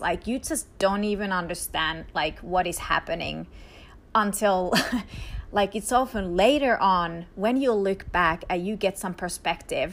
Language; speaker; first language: English; non-native, fluent; Finnish